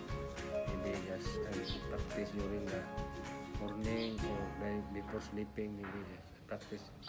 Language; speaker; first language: English; non-native, learner; Cebuano